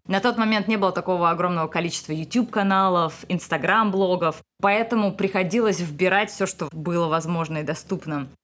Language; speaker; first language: Russian; native; Russian